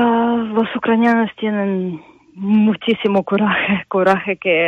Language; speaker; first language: Spanish; non-native, fluent; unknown